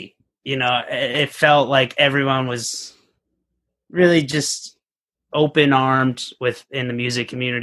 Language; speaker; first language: English; native; English